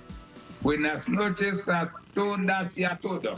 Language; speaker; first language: Spanish; non-native, fluent; Haitian Creole